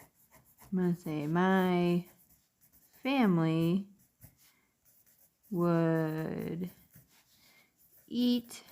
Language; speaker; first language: English; native; English